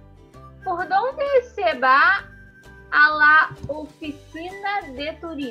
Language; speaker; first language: Spanish; non-native, learner; Portuguese